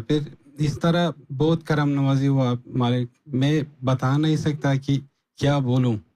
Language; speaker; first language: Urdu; non-native, learner; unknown